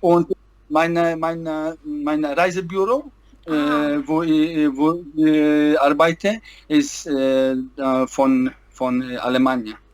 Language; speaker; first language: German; non-native, learner; Polish